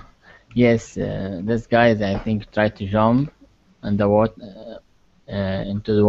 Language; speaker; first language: English; non-native, learner; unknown